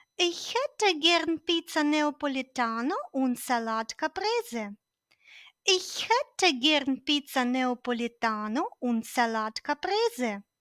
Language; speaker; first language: German; non-native, fluent; Ukrainian